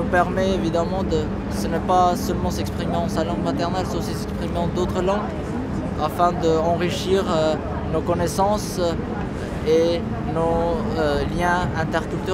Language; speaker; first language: French; non-native, fluent; Albanian